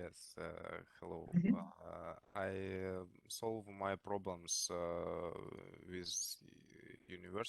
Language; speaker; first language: English; non-native, learner; Russian